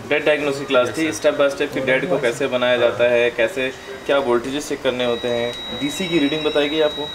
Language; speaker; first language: Hindi; native; Hindi